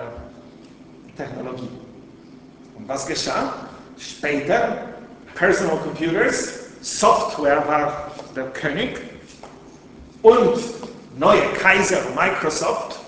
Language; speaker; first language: German; non-native, fluent; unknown